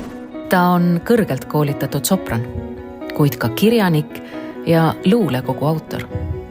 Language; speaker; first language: Estonian; native; Estonian